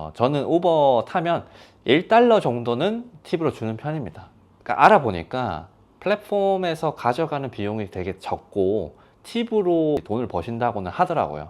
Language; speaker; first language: Korean; non-native, local second language; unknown